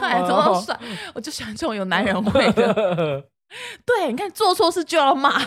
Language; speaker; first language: Chinese; native; Chinese